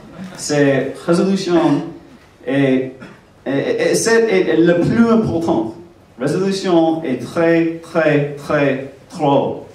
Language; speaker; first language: French; non-native, learner; English